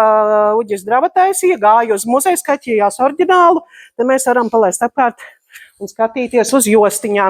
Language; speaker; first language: Latvian; native; Latvian